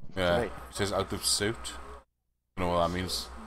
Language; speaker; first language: English; native; English